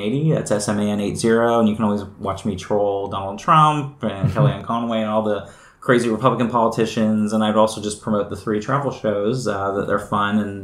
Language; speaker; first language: English; native; English